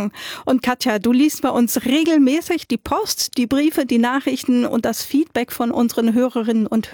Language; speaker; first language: German; native; German